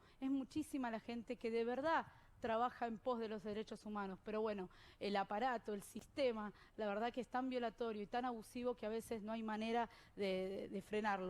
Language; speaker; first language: Spanish; native; Spanish